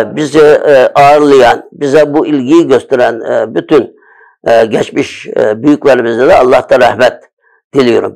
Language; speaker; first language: Turkish; early bilingual, other home language; Uyghur